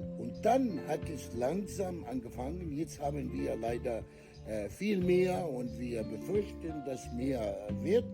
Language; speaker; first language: German; non-native, fluent; Arabic